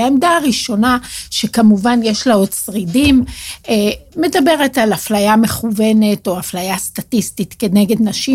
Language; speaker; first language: Hebrew; native; Hebrew